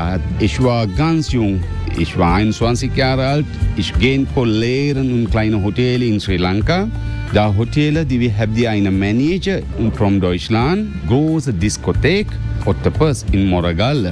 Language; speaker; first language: German; non-native, learner; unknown